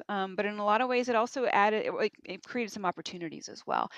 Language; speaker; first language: English; native; English